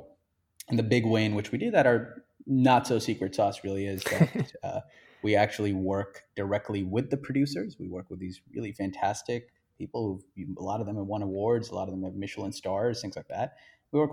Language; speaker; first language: English; non-native, local second language; Hindi